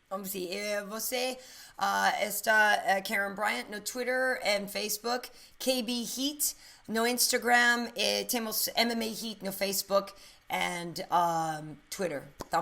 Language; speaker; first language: Portuguese; non-native, learner; English